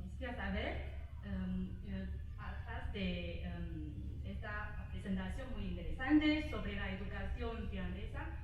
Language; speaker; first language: Spanish; non-native, learner; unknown